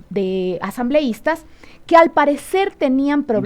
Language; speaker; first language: Spanish; native; Spanish